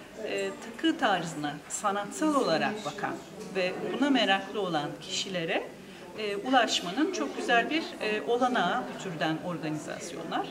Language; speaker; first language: Turkish; native; Turkish